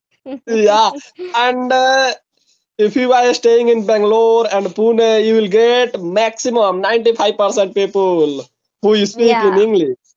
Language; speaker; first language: English; non-native, local second language; Hindi